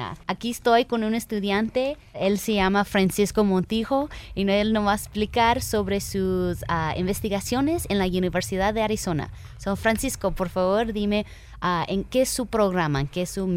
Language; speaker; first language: Spanish; early bilingual, heritage; Spanish